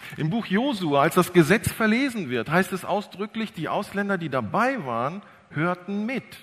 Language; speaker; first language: German; early bilingual, other home language; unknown